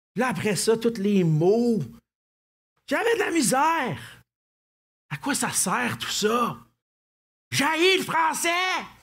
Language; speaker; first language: French; native; French